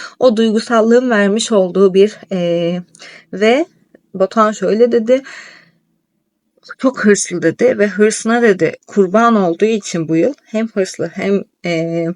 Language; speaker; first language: Turkish; native; Turkish